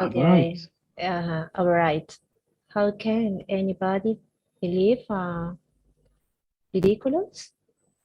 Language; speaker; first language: English; non-native, learner; Spanish